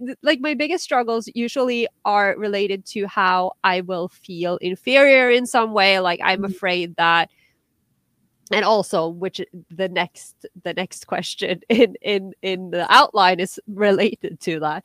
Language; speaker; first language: English; non-native, fluent; Norwegian